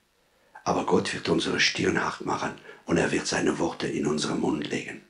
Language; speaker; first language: German; non-native, fluent; French